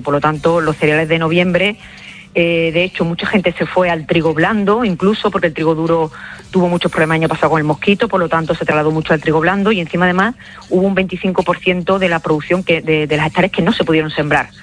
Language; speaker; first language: Spanish; native; Spanish